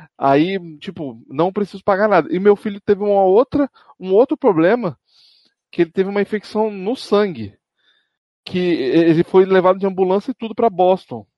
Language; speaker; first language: Portuguese; native; Portuguese